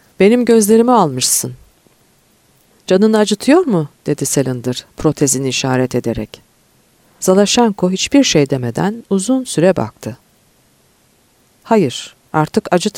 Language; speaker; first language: Turkish; native; Turkish